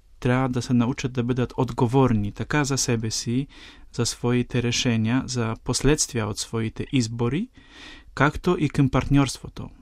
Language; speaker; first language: Bulgarian; non-native, fluent; Polish